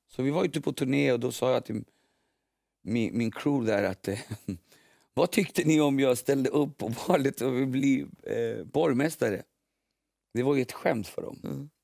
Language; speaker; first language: Swedish; early bilingual, other home language; Spanish